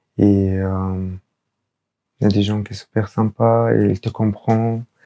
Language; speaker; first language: French; non-native, learner; Urdu